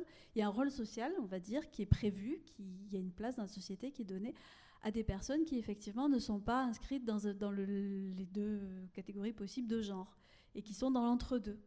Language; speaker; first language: French; native; French